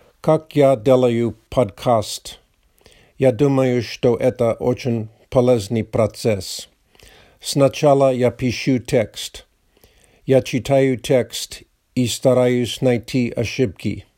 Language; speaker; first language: Russian; non-native, learner; English